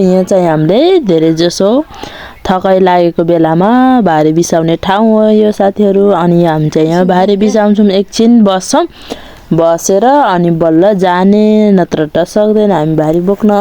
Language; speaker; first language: Nepali; non-native, local second language; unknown